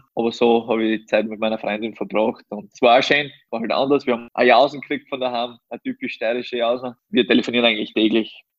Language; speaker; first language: German; native; German